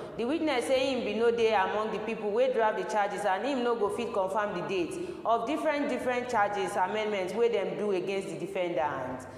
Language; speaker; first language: Nigerian Pidgin; non-native, local second language; Yoruba